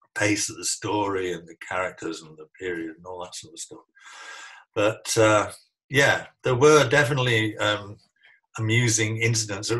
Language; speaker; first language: English; native; English